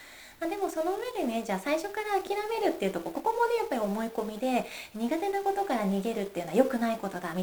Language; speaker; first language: Japanese; native; Japanese